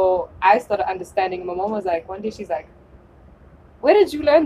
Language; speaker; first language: English; non-native, local second language; German